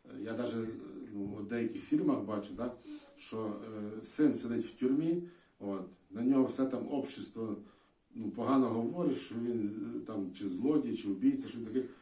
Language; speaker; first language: Ukrainian; native; Ukrainian